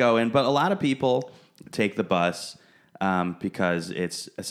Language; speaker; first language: English; native; English